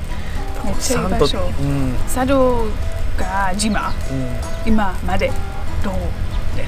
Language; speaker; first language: Japanese; non-native, learner; English